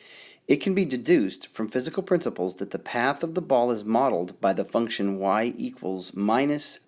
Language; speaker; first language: English; native; English